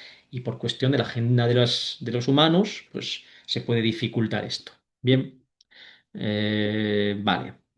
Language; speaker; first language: Spanish; native; Spanish